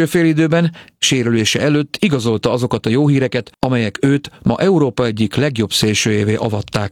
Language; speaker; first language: Hungarian; native; Hungarian